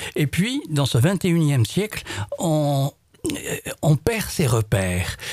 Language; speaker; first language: French; non-native, local second language; Arabic